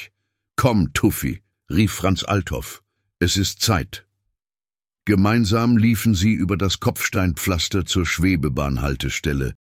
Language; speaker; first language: German; native; German